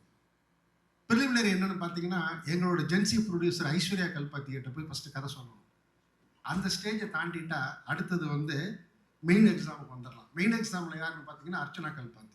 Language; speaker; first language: Tamil; native; Tamil